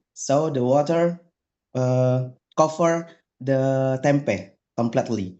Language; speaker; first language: English; non-native, learner; Indonesian